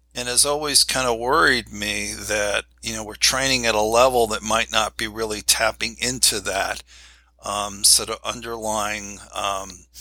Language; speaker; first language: English; native; English